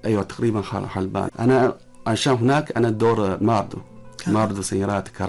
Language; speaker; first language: Arabic; non-native, learner; Chinese